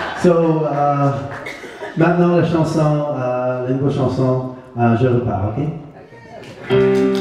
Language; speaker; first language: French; non-native, local second language; English